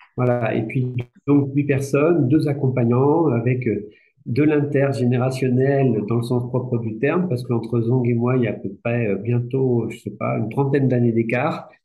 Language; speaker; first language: French; native; French